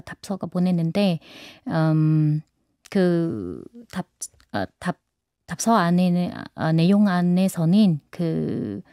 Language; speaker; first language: Korean; non-native, fluent; Vietnamese